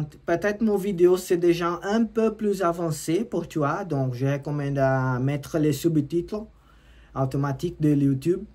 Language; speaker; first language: French; non-native, learner; Portuguese